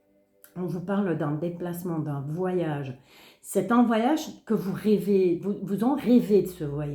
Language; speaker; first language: French; native; French